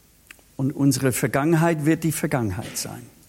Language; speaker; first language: German; non-native, fluent; English